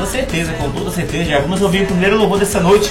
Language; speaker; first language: Portuguese; native; Portuguese